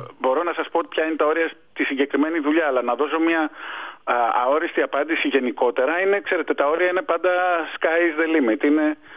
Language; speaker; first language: Greek; native; Greek